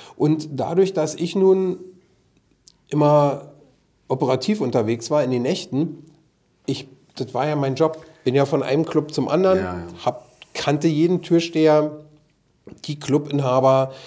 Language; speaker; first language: German; native; German